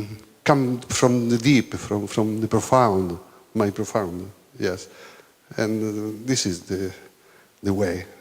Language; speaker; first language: English; non-native, learner; Italian